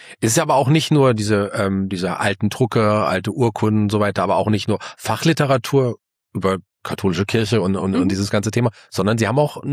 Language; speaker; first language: German; native; German